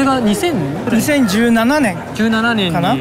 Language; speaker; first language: Japanese; native; Japanese